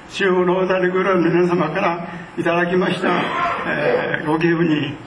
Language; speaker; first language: Japanese; native; Japanese